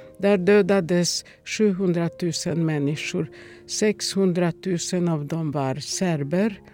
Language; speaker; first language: Swedish; non-native, fluent; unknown